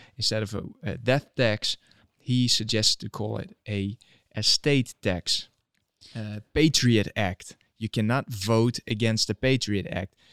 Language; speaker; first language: English; non-native, fluent; Dutch